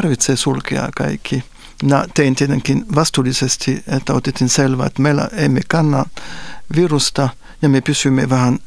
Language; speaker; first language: Finnish; non-native, fluent; French